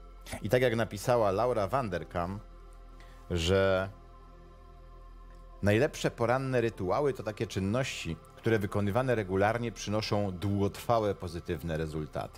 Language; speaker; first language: Polish; native; Polish